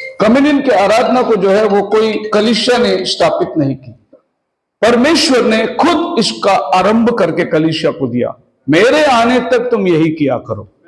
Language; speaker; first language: Hindi; non-native, local second language; Tamil